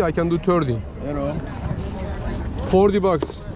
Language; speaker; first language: English; non-native, learner; Turkish